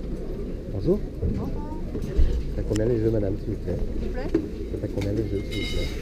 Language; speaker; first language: French; native; French